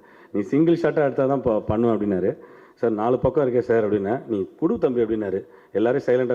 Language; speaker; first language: Tamil; native; Tamil